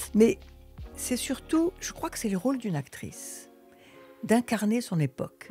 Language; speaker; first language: French; early bilingual, other home language; Russian